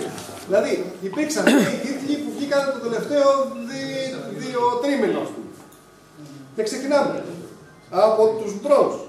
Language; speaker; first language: Greek; native; Greek